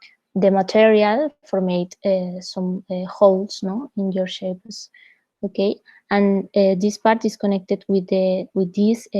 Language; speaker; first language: English; non-native, fluent; Spanish